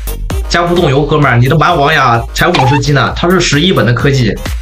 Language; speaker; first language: Chinese; native; Chinese